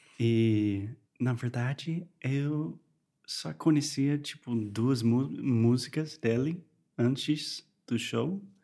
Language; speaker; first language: Portuguese; non-native, fluent; English